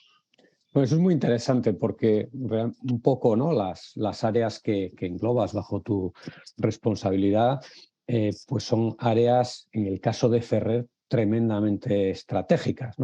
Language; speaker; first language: Spanish; native; Spanish